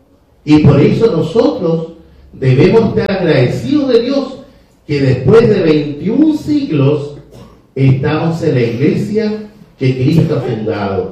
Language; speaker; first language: Spanish; native; Spanish